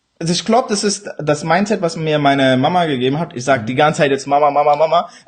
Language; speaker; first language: German; early bilingual, other home language; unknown